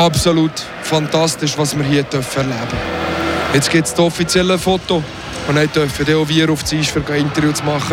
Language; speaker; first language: German; native; German